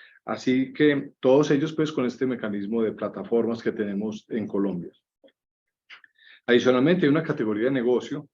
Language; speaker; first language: Spanish; native; Spanish